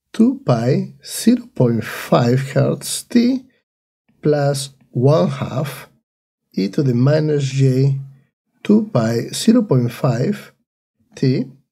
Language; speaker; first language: English; non-native, fluent; Spanish